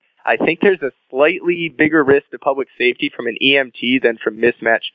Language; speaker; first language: English; native; English